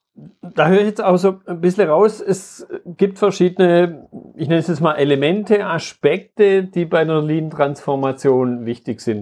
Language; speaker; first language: German; native; German